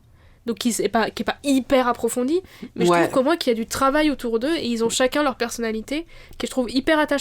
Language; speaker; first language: French; native; French